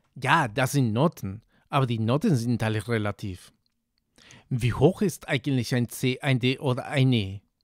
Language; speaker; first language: German; non-native, fluent; Spanish